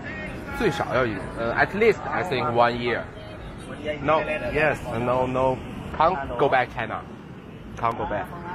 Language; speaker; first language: English; non-native, learner; Chinese